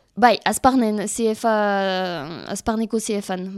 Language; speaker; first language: Basque; non-native, learner; French